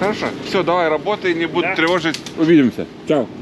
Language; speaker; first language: Russian; non-native, fluent; Lithuanian